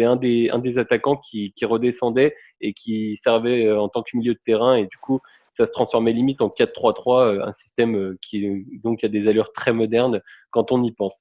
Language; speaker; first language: French; native; French